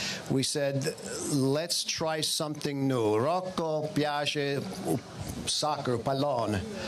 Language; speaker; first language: English; native; English